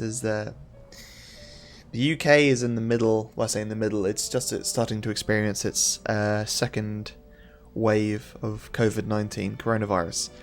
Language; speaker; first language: English; native; English